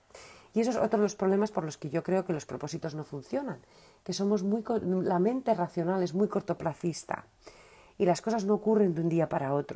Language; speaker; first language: Spanish; native; Spanish